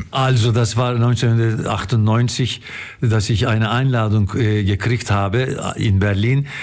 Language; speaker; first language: German; non-native, fluent; Turkish